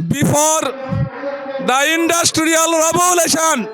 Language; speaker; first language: English; non-native, local second language; Bangla